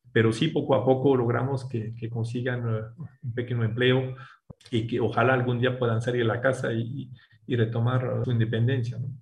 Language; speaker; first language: Spanish; non-native, fluent; French